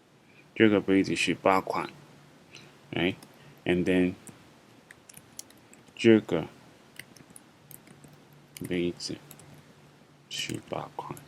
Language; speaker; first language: Chinese; non-native, fluent; English